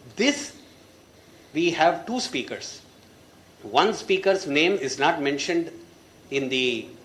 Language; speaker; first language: English; non-native, local second language; Tamil